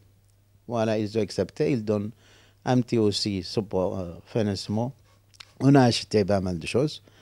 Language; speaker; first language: French; non-native, learner; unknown